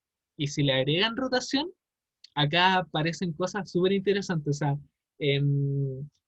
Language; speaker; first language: Spanish; native; Spanish